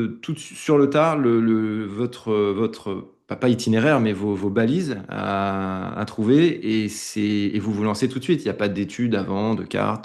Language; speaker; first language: French; native; French